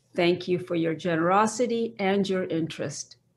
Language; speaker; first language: English; native; English